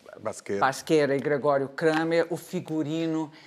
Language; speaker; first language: Portuguese; native; Portuguese